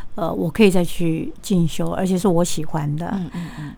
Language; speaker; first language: Chinese; native; Chinese